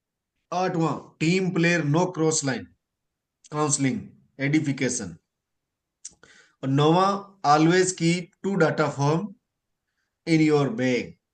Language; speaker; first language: Hindi; native; Hindi